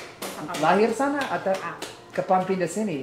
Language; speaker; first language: Indonesian; non-native, learner; English